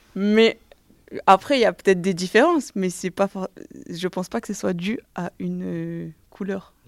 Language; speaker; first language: French; native; French